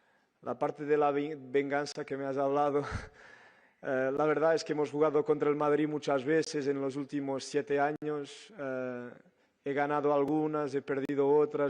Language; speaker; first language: Spanish; non-native, fluent; Portuguese